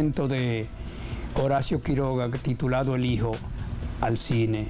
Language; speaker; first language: Spanish; native; Spanish